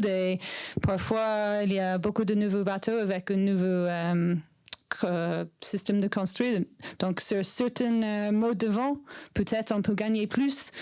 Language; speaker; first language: French; non-native, learner; English